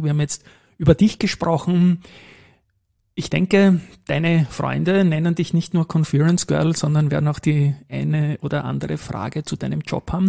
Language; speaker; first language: German; native; German